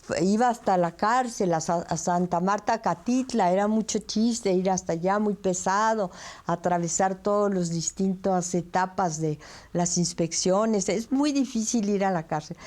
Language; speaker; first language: Spanish; early bilingual, other home language; French